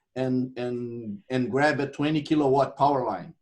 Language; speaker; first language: English; non-native, fluent; Portuguese